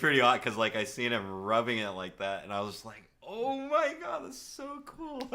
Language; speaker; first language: English; native; English